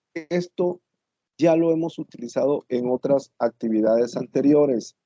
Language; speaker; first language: Spanish; native; Spanish